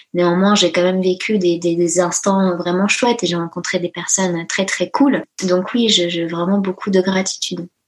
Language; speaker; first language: French; early bilingual, other home language; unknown